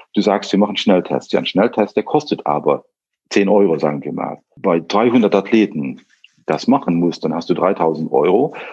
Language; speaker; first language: German; non-native, local second language; Luxembourgish